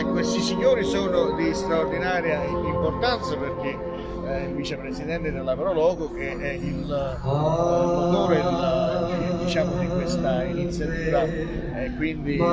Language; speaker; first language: Italian; native; Italian